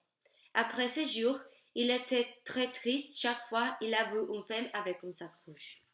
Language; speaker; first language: French; non-native, learner; Spanish